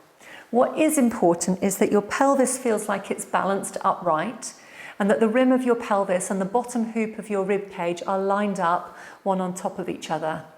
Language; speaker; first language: English; native; English